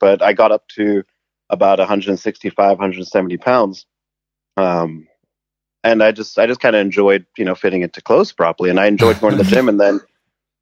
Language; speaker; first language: English; native; English